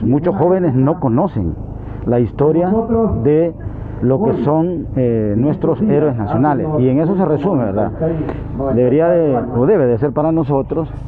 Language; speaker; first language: Spanish; native; Spanish